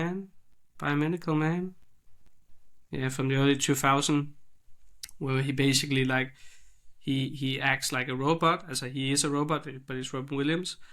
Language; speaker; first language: English; non-native, fluent; Danish